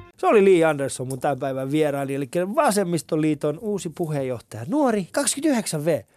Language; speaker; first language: Finnish; early bilingual, other home language; Persian